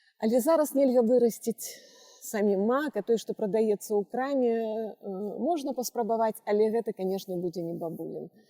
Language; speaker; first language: Belarusian; native; Belarusian